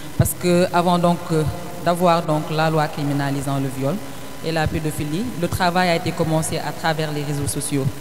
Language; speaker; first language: French; non-native, local second language; Wolof